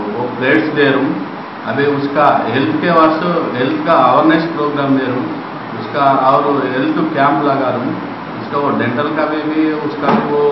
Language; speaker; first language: Hindi; non-native, local second language; Telugu